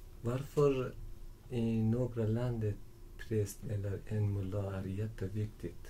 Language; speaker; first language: Swedish; non-native, learner; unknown